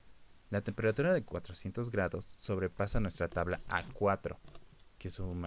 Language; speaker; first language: Spanish; native; Spanish